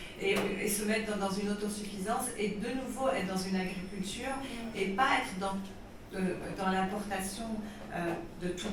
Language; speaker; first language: French; non-native, local second language; Arabic